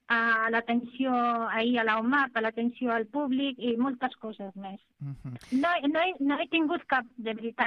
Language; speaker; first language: Catalan; non-native, fluent; Arabic